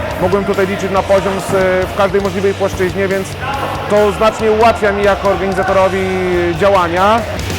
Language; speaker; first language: Polish; native; Polish